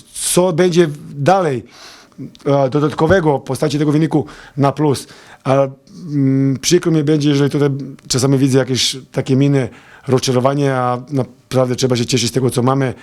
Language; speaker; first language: Polish; non-native, fluent; Serbian